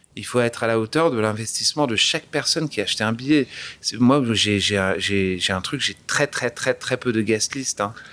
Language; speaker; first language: French; early bilingual, other home language; English